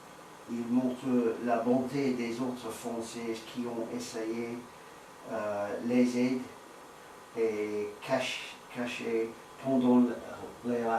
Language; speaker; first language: French; non-native, learner; English